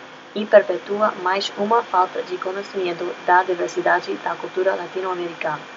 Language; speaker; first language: Portuguese; non-native, fluent; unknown